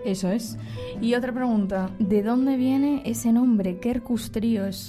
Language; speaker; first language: Spanish; native; Spanish